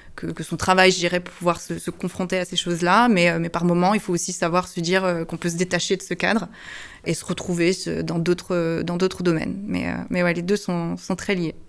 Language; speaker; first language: French; early bilingual, heritage; French